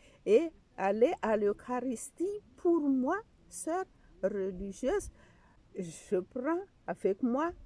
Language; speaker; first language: French; non-native, fluent; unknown